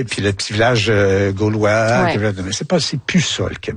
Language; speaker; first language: French; native; French